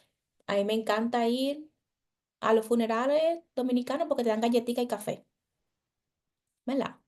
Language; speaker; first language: Spanish; early bilingual, heritage; Spanish